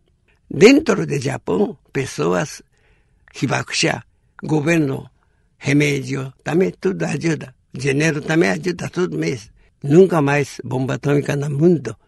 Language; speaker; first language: Portuguese; non-native, learner; Japanese